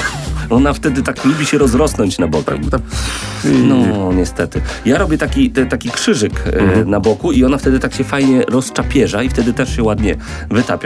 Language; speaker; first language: Polish; native; Polish